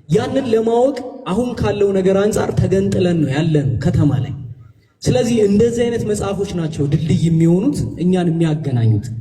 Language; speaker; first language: Amharic; native; Amharic